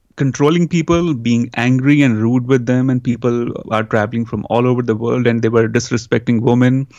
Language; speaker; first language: English; non-native, local second language; Hindi